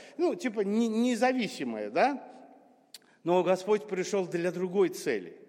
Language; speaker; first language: Russian; non-native, local second language; Armenian